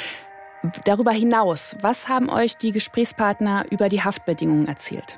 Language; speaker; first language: German; native; German